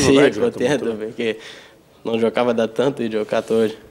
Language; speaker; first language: Italian; non-native, learner; Portuguese